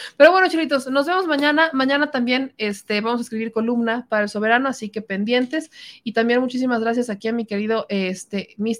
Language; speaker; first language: Spanish; native; Spanish